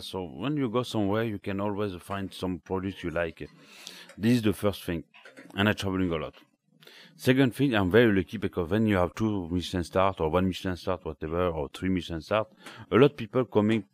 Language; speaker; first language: English; non-native, learner; French